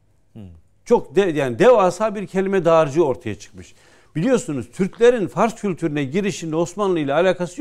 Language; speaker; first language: Turkish; native; Turkish